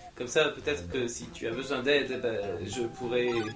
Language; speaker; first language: French; native; French